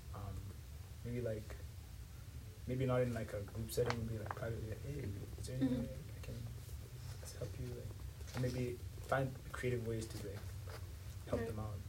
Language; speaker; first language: English; non-native, local second language; Swahili